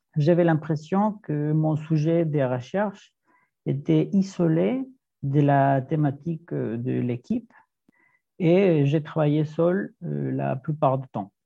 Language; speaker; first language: French; non-native, fluent; Spanish